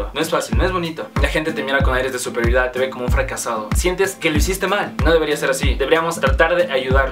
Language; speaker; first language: Spanish; native; Spanish